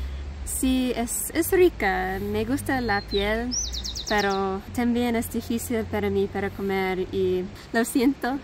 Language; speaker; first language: Spanish; non-native, learner; English